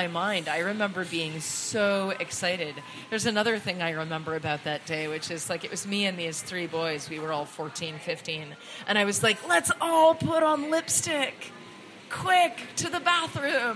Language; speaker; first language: English; native; English